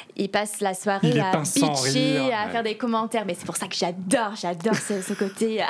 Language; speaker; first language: French; early bilingual, heritage; English